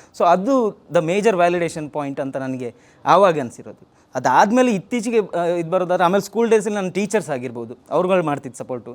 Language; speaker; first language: Kannada; native; Kannada